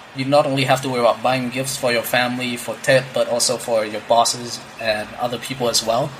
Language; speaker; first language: English; non-native, fluent; Vietnamese